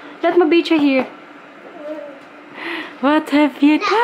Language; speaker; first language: Dutch; non-native, learner; Filipino